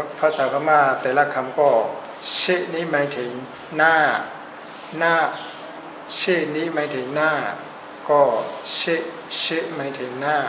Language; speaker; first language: Thai; non-native, fluent; Burmese